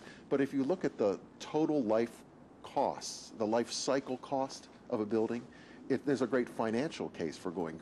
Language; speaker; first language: English; native; English